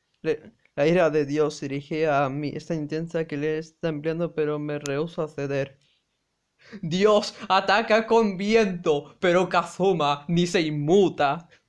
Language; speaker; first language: Spanish; native; Spanish